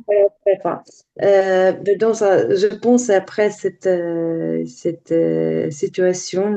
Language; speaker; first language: French; non-native, learner; Ukrainian